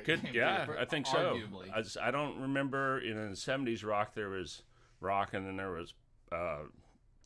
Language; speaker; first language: English; native; English